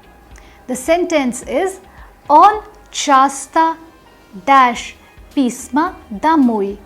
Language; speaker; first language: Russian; non-native, fluent; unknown